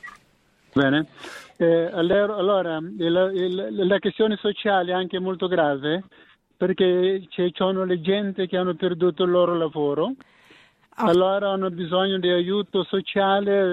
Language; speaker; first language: Italian; non-native, fluent; Kabuverdianu